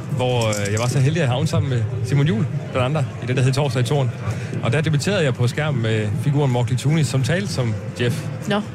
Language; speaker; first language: Danish; native; Danish